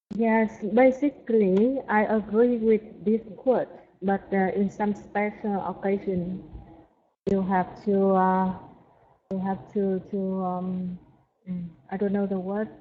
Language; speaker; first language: English; non-native, learner; Vietnamese